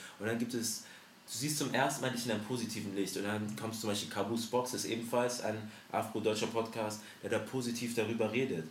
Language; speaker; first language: German; early bilingual, other home language; French